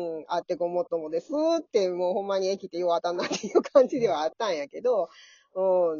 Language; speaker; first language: Japanese; native; Japanese